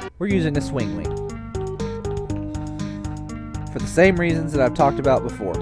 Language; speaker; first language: English; native; English